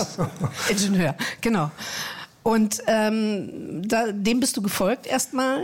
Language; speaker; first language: German; native; German